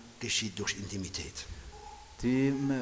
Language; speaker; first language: German; non-native, fluent; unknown